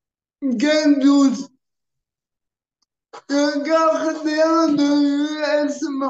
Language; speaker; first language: French; early bilingual, other home language; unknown